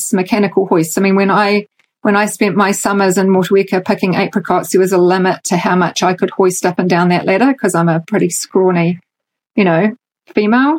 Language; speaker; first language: English; native; English